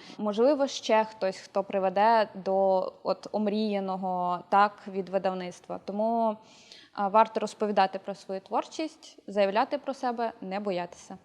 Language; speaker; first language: Ukrainian; native; Ukrainian